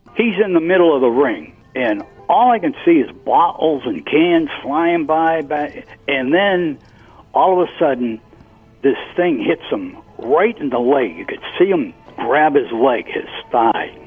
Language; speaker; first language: English; native; English